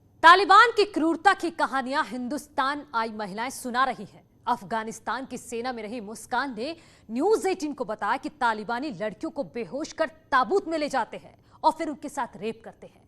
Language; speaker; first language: Hindi; native; Hindi